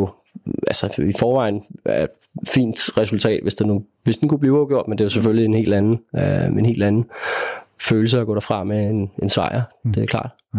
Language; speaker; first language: Danish; native; Danish